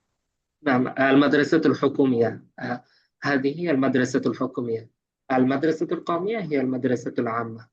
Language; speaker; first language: Arabic; non-native, fluent; Bangla